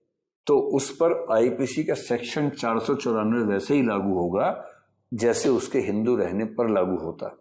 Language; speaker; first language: Hindi; native; Hindi